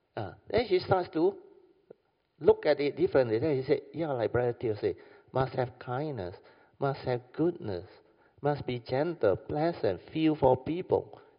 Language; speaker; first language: English; non-native, local second language; Min Nan Chinese